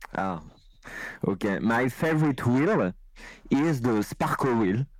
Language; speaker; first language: English; non-native, learner; French